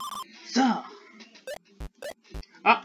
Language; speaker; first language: Japanese; non-native, learner; English